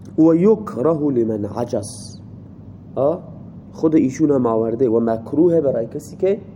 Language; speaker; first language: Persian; non-native, local second language; Baluchi